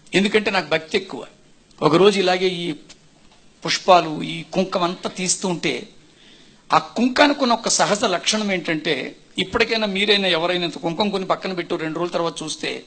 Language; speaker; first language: Telugu; non-native, local second language; Tamil